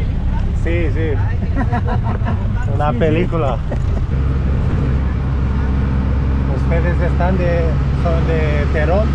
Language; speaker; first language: Spanish; non-native, learner; Romanian